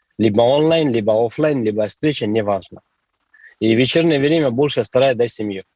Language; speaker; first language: Russian; non-native, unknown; Hindi